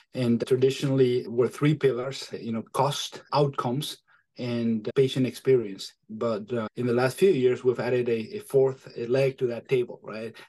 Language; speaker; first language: English; non-native, fluent; Spanish